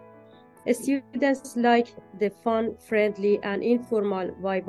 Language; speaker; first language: English; non-native, fluent; Persian